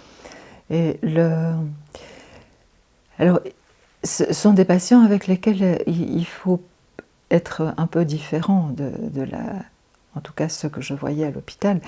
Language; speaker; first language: French; native; French